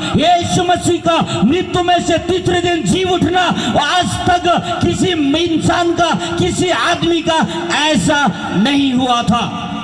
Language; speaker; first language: Hindi; non-native, local second language; Nepali